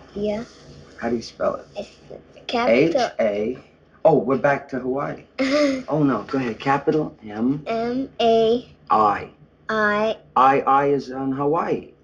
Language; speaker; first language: English; native; English